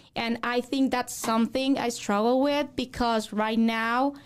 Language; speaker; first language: English; non-native, fluent; Spanish